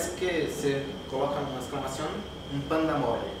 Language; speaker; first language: Spanish; non-native, learner; Portuguese